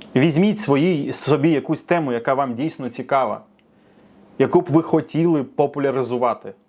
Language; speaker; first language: Ukrainian; non-native, local second language; Russian